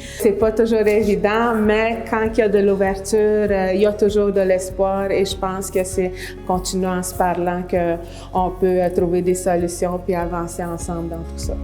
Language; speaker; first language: French; non-native, local second language; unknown